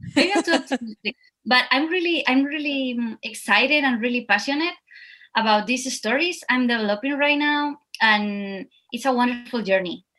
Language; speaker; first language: English; non-native, fluent; Spanish